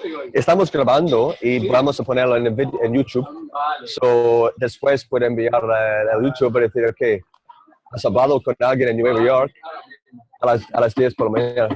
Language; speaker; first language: Spanish; non-native, learner; English